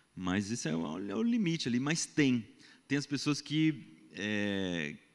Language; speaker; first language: Portuguese; native; Portuguese